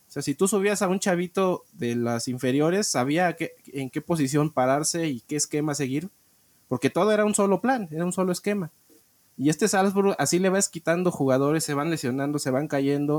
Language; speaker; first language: Spanish; native; Spanish